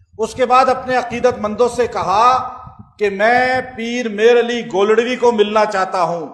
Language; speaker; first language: Urdu; native; Urdu